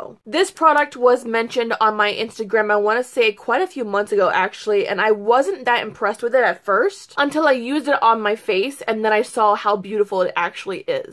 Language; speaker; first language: English; native; English